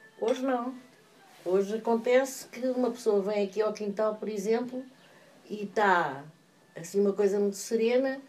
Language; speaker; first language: Portuguese; native; Portuguese